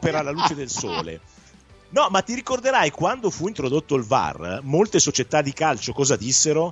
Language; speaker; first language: Italian; native; Italian